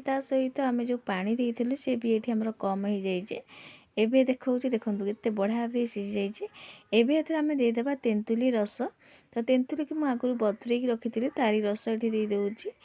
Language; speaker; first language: Odia; native; Odia